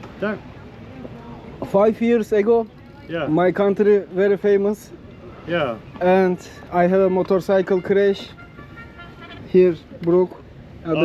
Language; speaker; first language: English; non-native, learner; Turkish